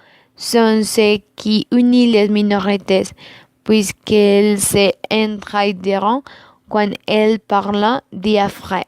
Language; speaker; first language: French; non-native, learner; Spanish